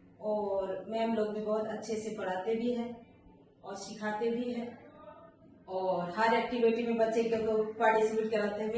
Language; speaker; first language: Hindi; non-native, local second language; Bangla